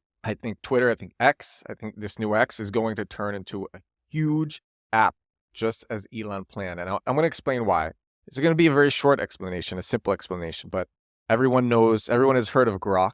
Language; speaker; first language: English; native; English